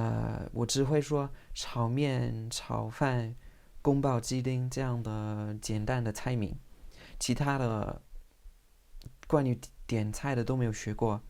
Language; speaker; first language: Chinese; non-native, fluent; English